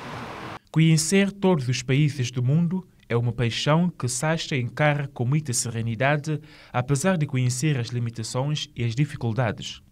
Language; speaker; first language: Portuguese; native; Portuguese